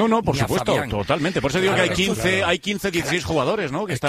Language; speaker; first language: Spanish; native; Spanish